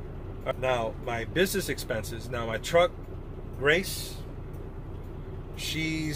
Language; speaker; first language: English; native; English